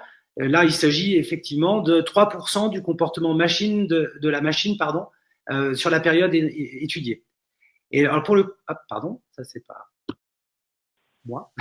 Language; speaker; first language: French; native; French